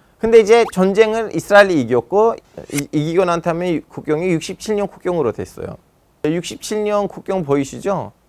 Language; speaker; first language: Korean; non-native, fluent; Turkish